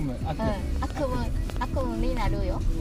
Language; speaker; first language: Japanese; non-native, learner; Vietnamese